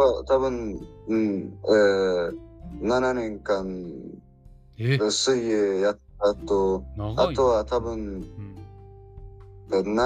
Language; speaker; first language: Japanese; non-native, learner; Arabic